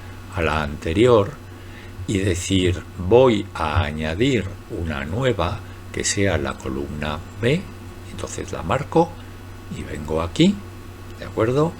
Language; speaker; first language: Spanish; native; Spanish